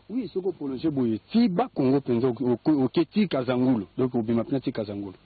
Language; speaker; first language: Lingala; native; Lingala